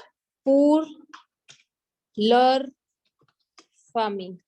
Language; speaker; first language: French; non-native, fluent; Hindi